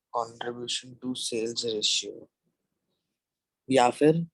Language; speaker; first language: Hindi; native; Hindi